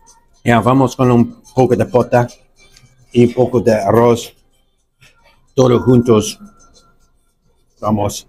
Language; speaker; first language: Spanish; non-native, learner; English